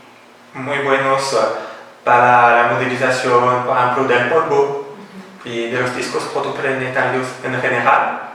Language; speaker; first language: Spanish; non-native, fluent; French